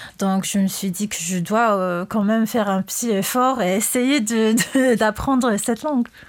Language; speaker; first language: French; non-native, fluent; English